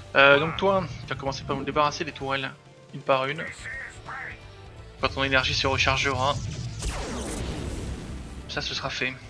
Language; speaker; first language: French; native; French